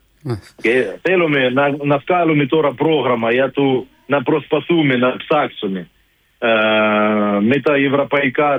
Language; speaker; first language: Greek; non-native, learner; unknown